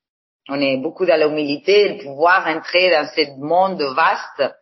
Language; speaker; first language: French; non-native, fluent; Spanish